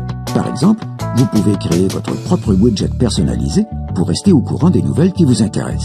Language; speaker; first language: French; native; French